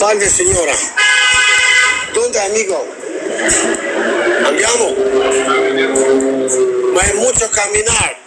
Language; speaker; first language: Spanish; non-native, learner; Albanian